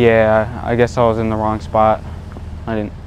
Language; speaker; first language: English; native; English